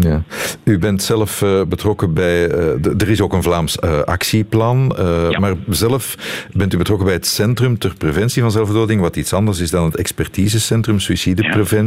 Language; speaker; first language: Dutch; native; Dutch